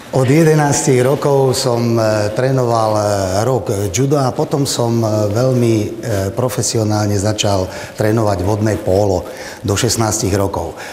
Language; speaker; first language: Slovak; native; Slovak